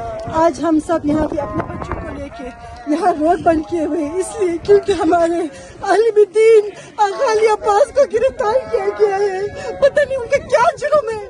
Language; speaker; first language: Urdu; non-native, local second language; Balti